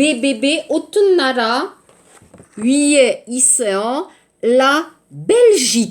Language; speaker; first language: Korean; non-native, learner; French